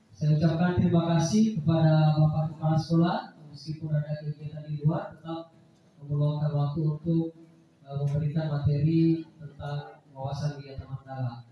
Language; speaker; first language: Indonesian; native; Indonesian